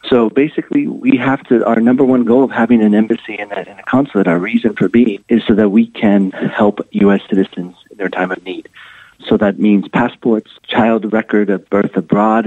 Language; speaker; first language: English; native; English